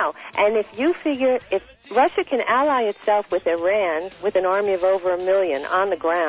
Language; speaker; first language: English; native; English